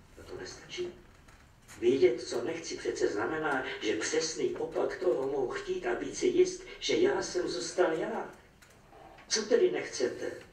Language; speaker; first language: Czech; native; Czech